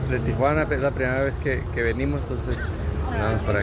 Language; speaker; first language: Spanish; native; Spanish